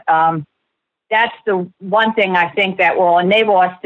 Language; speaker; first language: English; native; English